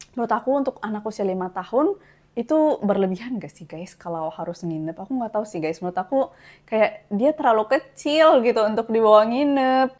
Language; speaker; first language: Indonesian; native; Indonesian